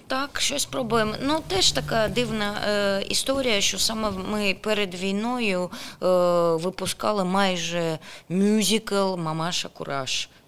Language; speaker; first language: Ukrainian; non-native, local second language; Russian